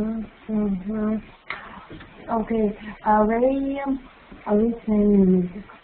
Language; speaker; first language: English; non-native, learner; Russian